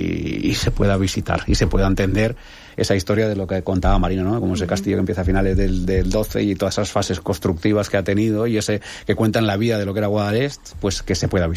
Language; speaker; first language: Spanish; native; Spanish